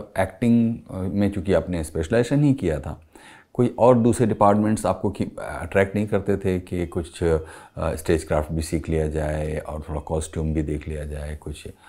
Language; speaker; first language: Hindi; native; Hindi